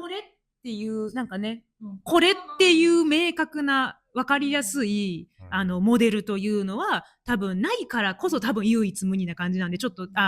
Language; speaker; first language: Japanese; native; Japanese